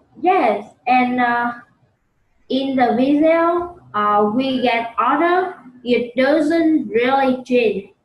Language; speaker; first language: English; non-native, learner; Vietnamese